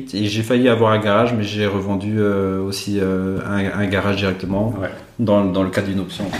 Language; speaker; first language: French; non-native, local second language; Malagasy